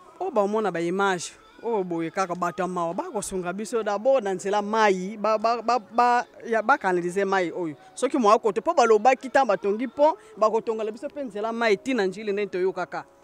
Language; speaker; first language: Lingala; native; Lingala